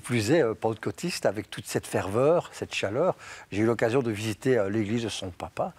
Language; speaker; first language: French; native; French